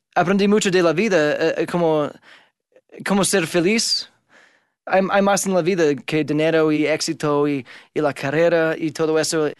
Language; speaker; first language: Spanish; non-native, fluent; English